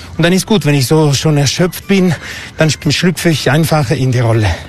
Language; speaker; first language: German; non-native, local second language; Italian